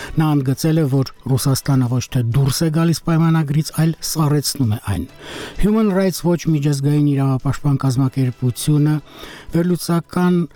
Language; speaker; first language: Armenian; native; Armenian